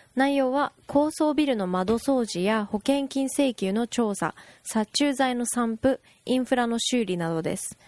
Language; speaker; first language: Japanese; early bilingual, heritage; Japanese